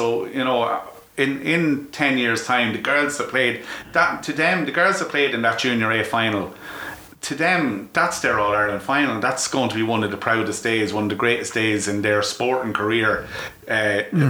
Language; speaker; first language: English; native; English